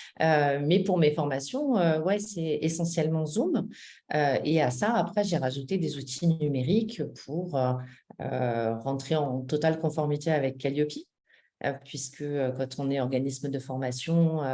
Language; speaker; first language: French; native; French